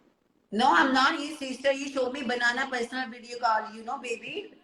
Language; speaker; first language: English; non-native, learner; Hindi